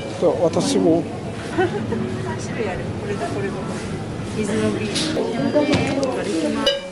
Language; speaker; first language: Japanese; non-native, learner; Korean